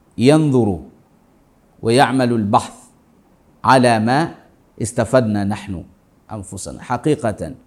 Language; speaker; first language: Arabic; non-native, fluent; Swahili